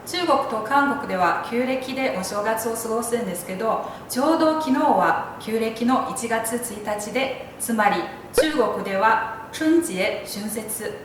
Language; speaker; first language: Japanese; non-native, fluent; Chinese